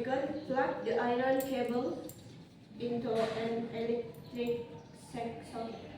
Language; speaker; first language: English; non-native, learner; Indonesian